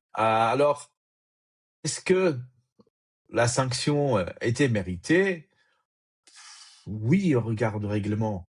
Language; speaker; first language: French; native; French